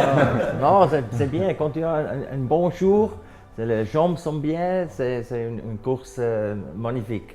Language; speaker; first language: French; non-native, local second language; German